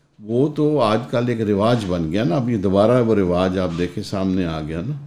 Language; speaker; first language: Urdu; non-native, local second language; Punjabi